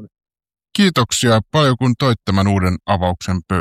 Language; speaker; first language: Finnish; native; Finnish